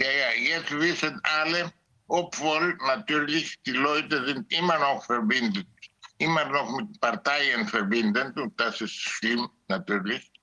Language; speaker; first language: German; non-native, learner; Greek